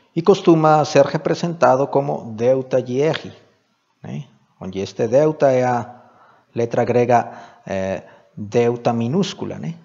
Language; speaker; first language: Portuguese; non-native, fluent; Spanish